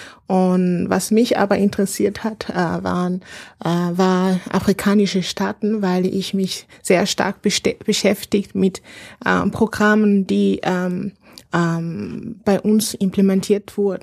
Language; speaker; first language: German; non-native, fluent; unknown